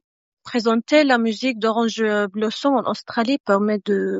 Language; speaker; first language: French; non-native, fluent; Arabic